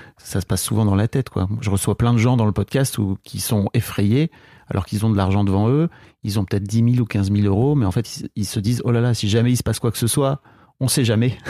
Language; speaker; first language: French; native; French